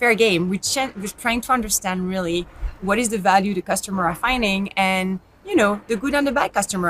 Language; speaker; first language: English; non-native, fluent; French